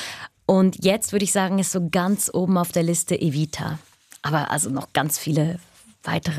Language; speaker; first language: German; native; German